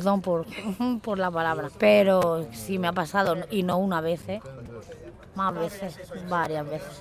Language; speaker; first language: Spanish; native; Spanish